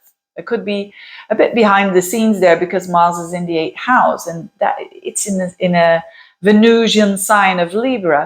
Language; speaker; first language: English; non-native, fluent; Dutch